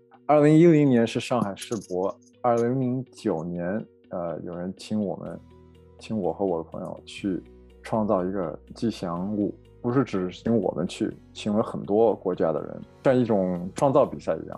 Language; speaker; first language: Chinese; early bilingual, heritage; Chinese